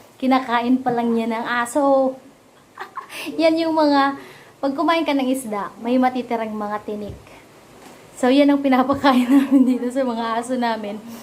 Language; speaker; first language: Filipino; non-native, local second language; Bikol